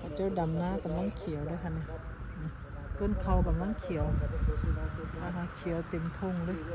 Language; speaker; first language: Thai; native; Thai